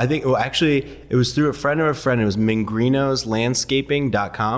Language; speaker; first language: English; early bilingual, other home language; Persian